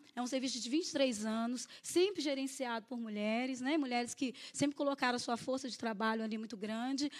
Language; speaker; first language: Portuguese; native; Portuguese